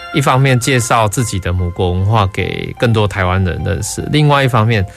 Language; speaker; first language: Chinese; non-native, fluent; Khmer